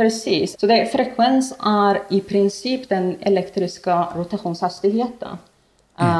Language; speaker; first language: Swedish; non-native, fluent; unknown